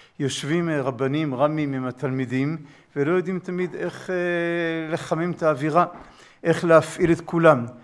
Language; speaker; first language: Hebrew; native; Hebrew